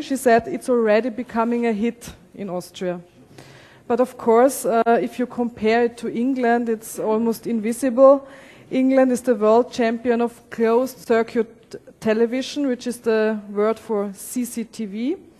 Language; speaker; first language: English; non-native, fluent; German